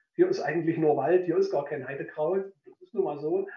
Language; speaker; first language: German; native; German